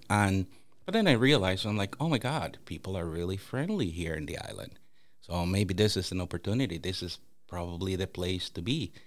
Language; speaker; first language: English; non-native, fluent; Spanish